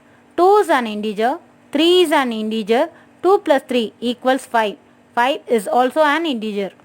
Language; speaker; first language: English; non-native, local second language; Tamil